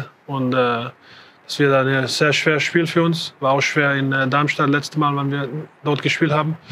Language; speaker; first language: German; non-native, fluent; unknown